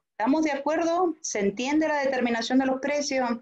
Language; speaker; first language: Spanish; native; Spanish